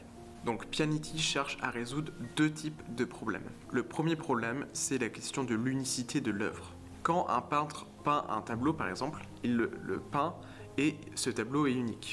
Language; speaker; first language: French; native; French